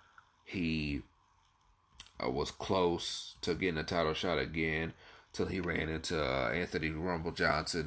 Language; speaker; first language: English; native; English